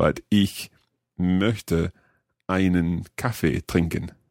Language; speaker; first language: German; non-native, learner; English